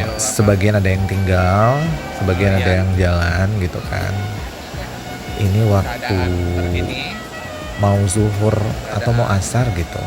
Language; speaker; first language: Indonesian; native; Indonesian